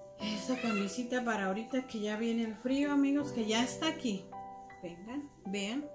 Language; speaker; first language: Spanish; native; Spanish